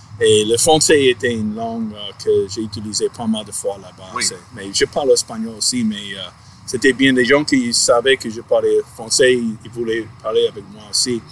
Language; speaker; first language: French; non-native, fluent; English